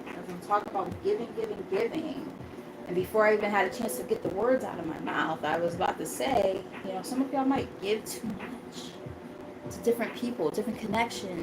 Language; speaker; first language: English; native; English